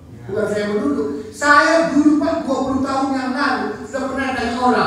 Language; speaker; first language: Indonesian; native; Indonesian